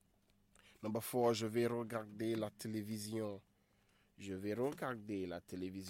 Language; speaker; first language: French; non-native, fluent; Igbo